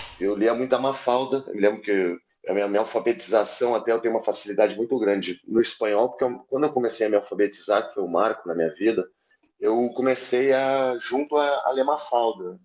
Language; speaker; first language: Portuguese; native; Portuguese